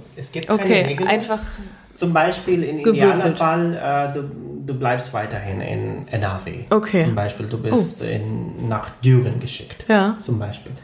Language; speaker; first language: German; non-native, fluent; Punjabi